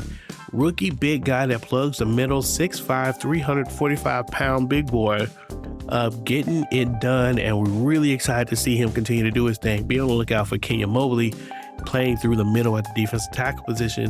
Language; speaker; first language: English; native; English